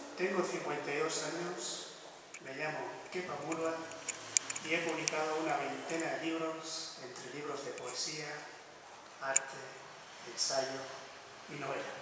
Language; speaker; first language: Spanish; non-native, local second language; Basque